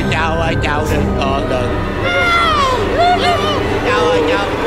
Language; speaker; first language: Vietnamese; native; Vietnamese